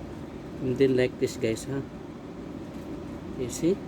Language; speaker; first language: English; non-native, learner; Filipino